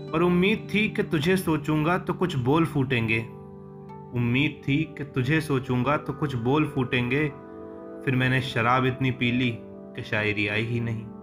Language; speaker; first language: Hindi; native; Hindi